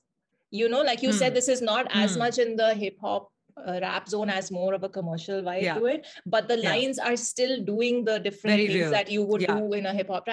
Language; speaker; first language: English; non-native, local second language; Hindi